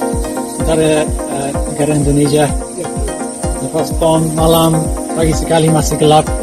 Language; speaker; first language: Indonesian; non-native, learner; English